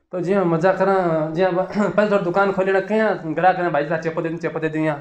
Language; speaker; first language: Hindi; native; Hindi